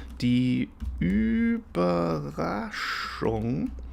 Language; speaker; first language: German; non-native, fluent; English